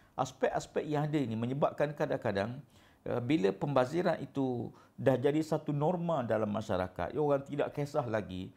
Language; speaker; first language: Malay; native; Malay